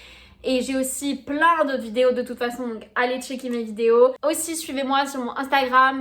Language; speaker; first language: French; native; French